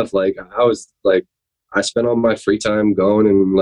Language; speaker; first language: English; native; English